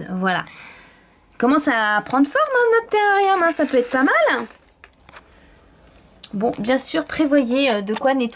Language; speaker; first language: French; native; French